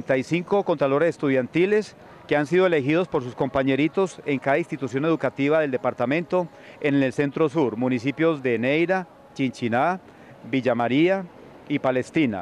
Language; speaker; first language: Spanish; native; Spanish